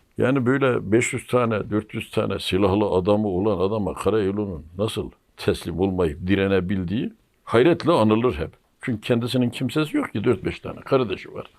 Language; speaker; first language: Turkish; native; Turkish